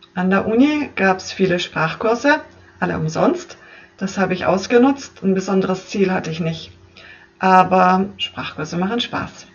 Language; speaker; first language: German; native; German